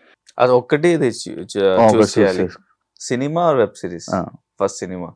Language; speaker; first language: Telugu; non-native, learner; Hindi